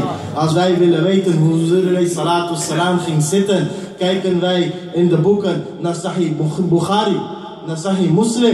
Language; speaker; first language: Dutch; early bilingual, heritage; Urdu